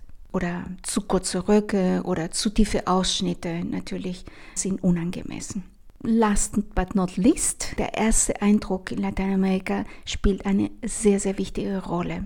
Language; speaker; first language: German; non-native, fluent; Spanish